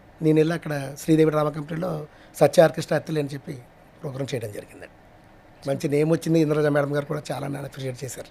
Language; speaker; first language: Telugu; native; Telugu